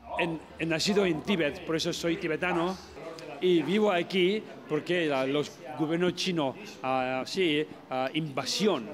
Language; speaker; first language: Spanish; non-native, learner; Tibetan